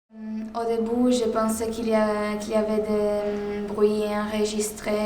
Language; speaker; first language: French; non-native, fluent; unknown